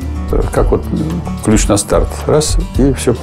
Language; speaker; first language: Russian; native; Russian